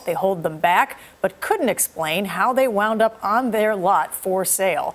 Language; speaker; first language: English; native; English